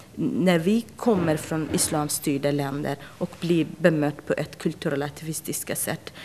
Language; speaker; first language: Swedish; non-native, fluent; Central Kurdish